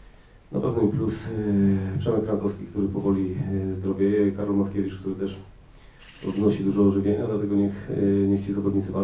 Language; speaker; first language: Polish; native; Polish